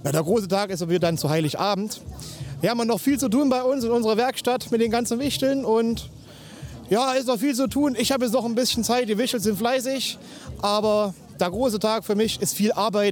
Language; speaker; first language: German; native; German